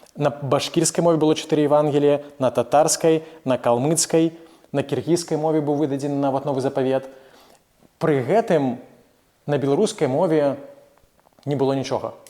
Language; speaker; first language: Belarusian; non-native, local second language; Russian